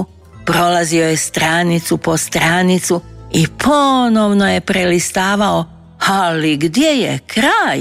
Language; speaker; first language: Croatian; native; Croatian